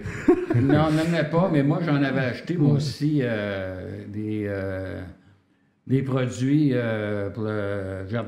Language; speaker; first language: French; native; French